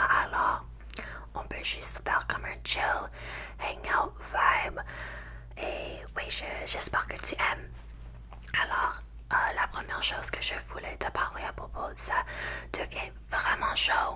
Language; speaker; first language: French; non-native, learner; English